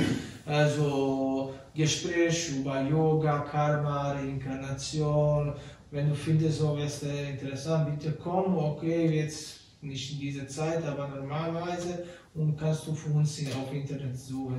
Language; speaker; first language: German; non-native, learner; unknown